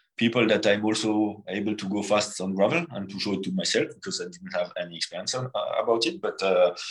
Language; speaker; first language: English; non-native, fluent; French